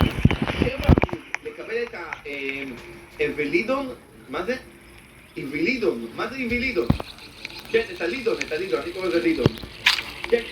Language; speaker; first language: Hebrew; native; Hebrew